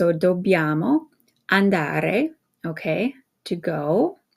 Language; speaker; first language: Italian; non-native, fluent; English